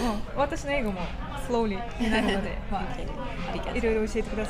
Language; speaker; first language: Japanese; non-native, fluent; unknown